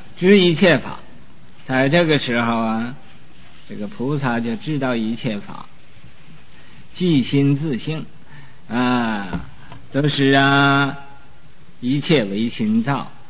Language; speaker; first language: Chinese; native; Chinese